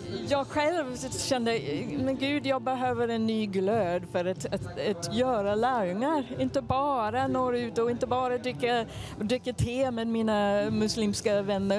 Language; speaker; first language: Swedish; non-native, fluent; English